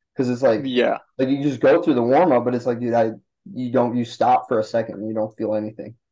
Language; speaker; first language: English; native; English